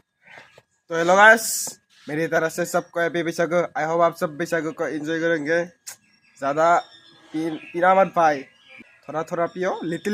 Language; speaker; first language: Hindi; non-native, local second language; Bodo